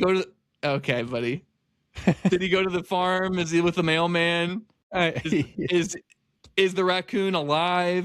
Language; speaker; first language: English; native; English